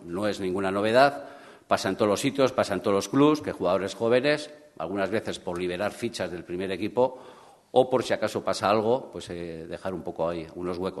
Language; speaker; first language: Spanish; native; Spanish